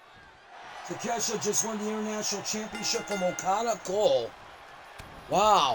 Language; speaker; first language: English; native; English